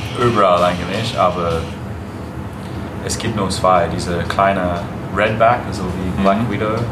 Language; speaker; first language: German; non-native, learner; English